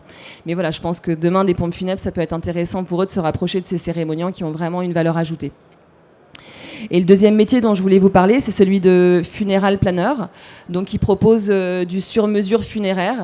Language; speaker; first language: French; native; French